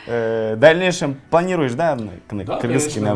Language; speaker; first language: Russian; non-native, local second language; Kyrgyz